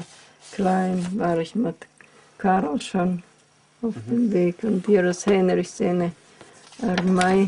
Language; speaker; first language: German; early bilingual, heritage; German